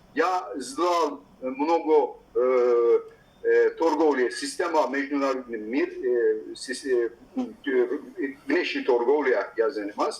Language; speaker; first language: Russian; non-native, learner; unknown